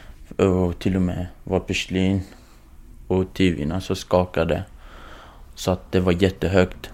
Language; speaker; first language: Swedish; non-native, fluent; Kurdish